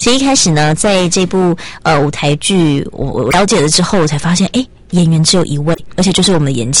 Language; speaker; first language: Chinese; native; Chinese